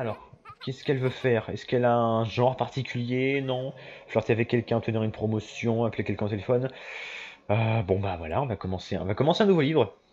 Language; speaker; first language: French; native; French